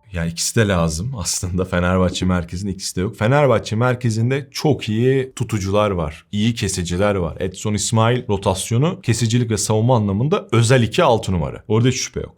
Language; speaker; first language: Turkish; native; Turkish